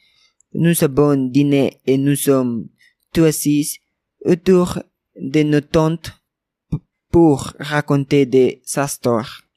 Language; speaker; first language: French; non-native, learner; Spanish